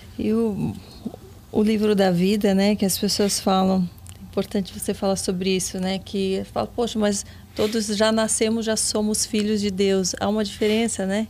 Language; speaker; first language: Portuguese; native; Portuguese